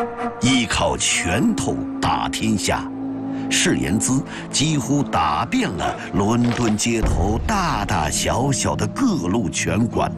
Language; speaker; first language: Chinese; native; Chinese